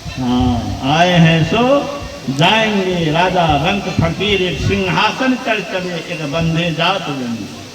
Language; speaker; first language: Hindi; native; Hindi